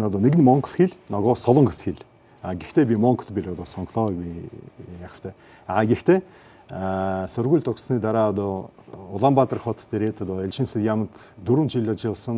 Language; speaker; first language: Mongolian; non-native, learner; Russian